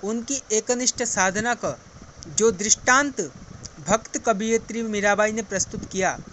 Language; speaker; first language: Hindi; non-native, local second language; Assamese